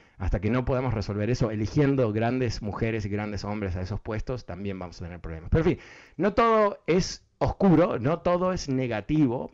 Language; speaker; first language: Spanish; early bilingual, heritage; Spanish